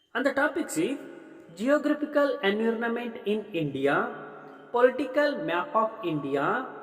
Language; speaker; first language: English; non-native, local second language; Kannada